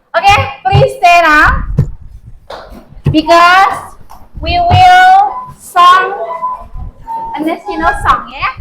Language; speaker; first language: English; non-native, learner; Indonesian